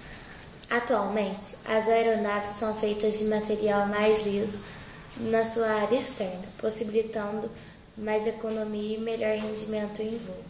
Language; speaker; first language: Portuguese; native; Portuguese